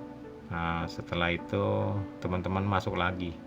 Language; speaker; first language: Indonesian; native; Indonesian